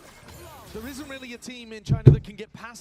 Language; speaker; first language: English; native; English